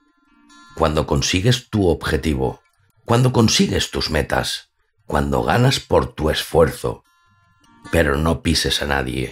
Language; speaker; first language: Spanish; native; Spanish